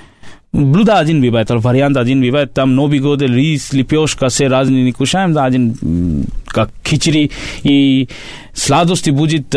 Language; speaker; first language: Russian; non-native, learner; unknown